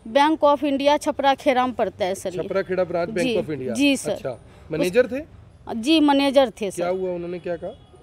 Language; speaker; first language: Hindi; native; Hindi